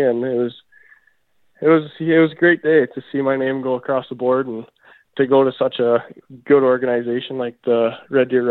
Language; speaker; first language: English; native; English